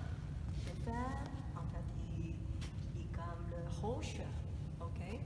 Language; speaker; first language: French; non-native, learner; Cantonese